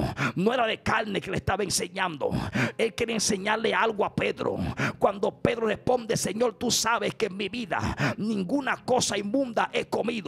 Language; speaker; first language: Spanish; native; Spanish